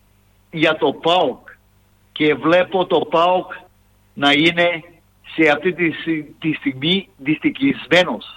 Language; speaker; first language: Greek; non-native, fluent; Serbian